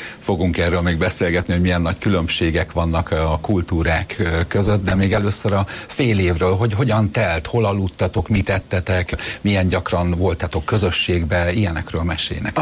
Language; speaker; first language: Hungarian; native; Hungarian